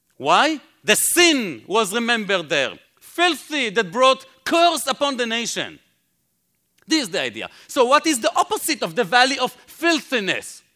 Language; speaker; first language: English; non-native, fluent; Hebrew